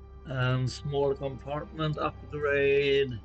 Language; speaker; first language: English; non-native, fluent; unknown